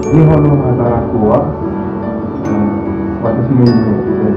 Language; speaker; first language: Japanese; non-native, learner; Indonesian